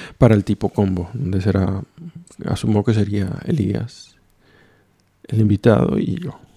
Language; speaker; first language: Spanish; native; Spanish